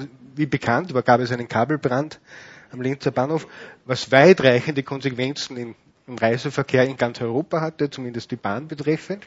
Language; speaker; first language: German; native; German